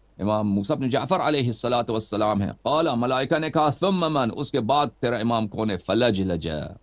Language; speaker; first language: Urdu; non-native, fluent; Persian